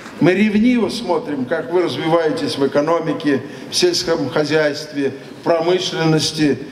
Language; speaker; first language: Russian; non-native, local second language; Tatar